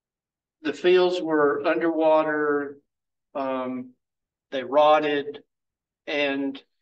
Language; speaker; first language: English; native; English